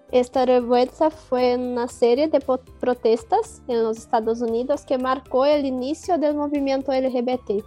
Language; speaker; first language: Spanish; non-native, learner; Portuguese